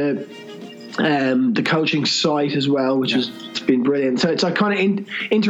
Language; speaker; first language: English; native; English